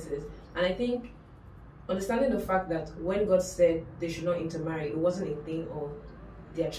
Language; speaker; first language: English; non-native, local second language; Yoruba